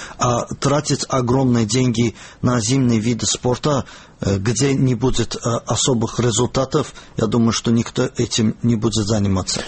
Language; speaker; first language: Russian; non-native, local second language; Azerbaijani